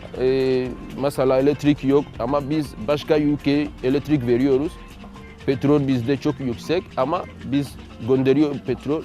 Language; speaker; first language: Turkish; non-native, learner; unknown